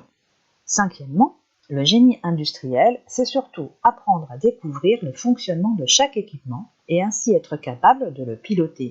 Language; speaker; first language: French; native; French